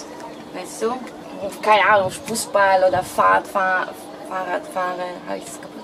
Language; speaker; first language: German; non-native, fluent; Greek